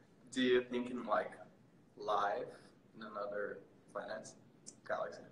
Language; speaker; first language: English; non-native, fluent; Portuguese